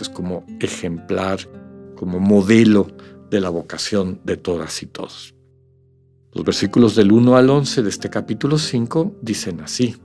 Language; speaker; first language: Spanish; native; Spanish